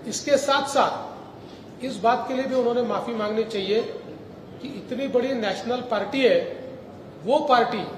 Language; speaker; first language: Hindi; non-native, local second language; Marathi